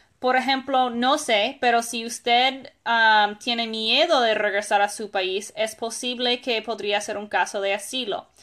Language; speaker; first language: Spanish; non-native, fluent; English